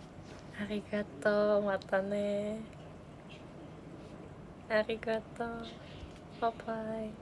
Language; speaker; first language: Japanese; non-native, learner; Indonesian